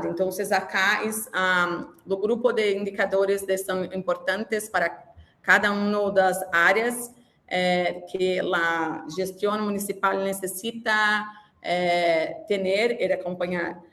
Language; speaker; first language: Spanish; non-native, learner; Portuguese